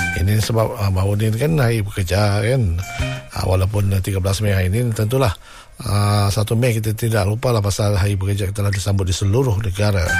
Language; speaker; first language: Malay; non-native, local second language; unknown